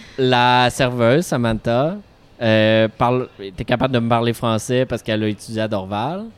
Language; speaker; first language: French; native; French